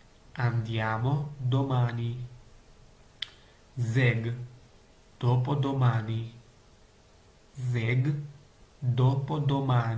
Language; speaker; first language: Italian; non-native, learner; Georgian